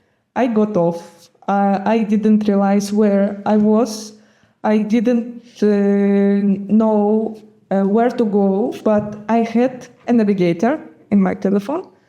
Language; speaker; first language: English; non-native, fluent; Gagauz